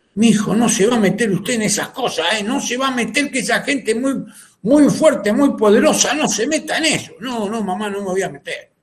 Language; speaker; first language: Spanish; native; Spanish